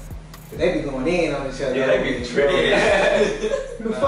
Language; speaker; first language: English; native; English